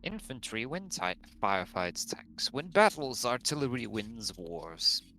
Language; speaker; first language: English; non-native, fluent; Latvian